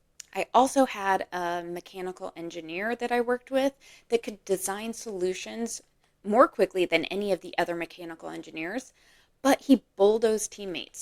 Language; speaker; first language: English; native; English